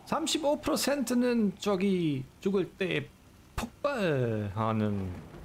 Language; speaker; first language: Korean; non-native, fluent; German